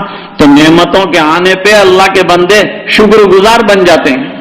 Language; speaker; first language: Urdu; native; Urdu